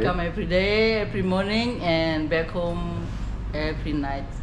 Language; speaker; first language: English; non-native, local second language; Indonesian